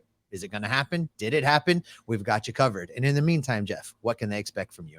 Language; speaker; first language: English; native; English